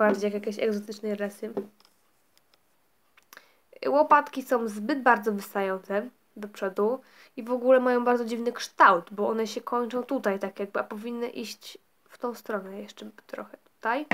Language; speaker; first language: Polish; native; Polish